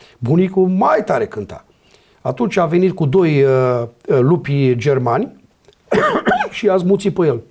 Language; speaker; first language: Romanian; native; Romanian